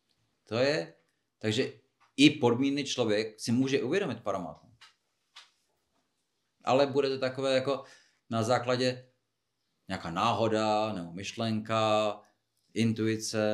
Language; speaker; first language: Czech; non-native, fluent; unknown